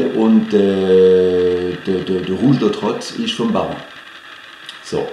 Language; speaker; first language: German; non-native, fluent; French